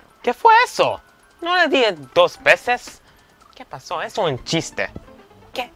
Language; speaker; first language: Spanish; non-native, learner; English